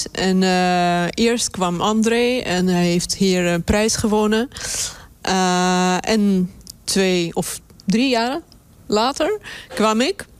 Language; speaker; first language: Dutch; non-native, fluent; Russian